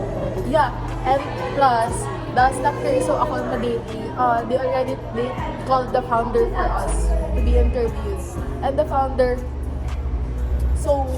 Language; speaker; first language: English; non-native, local second language; Filipino